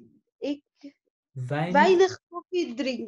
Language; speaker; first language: Dutch; non-native, learner; Arabic